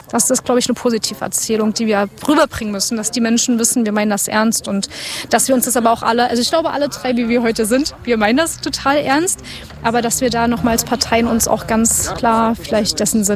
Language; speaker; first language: German; native; German